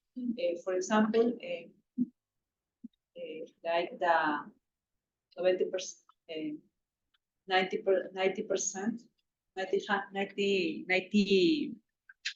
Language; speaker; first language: English; non-native, local second language; Spanish